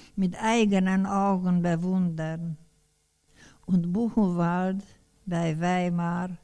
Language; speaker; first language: German; non-native, fluent; Hungarian